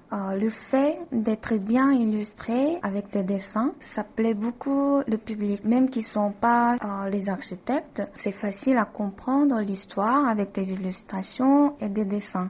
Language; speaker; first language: French; non-native, fluent; Korean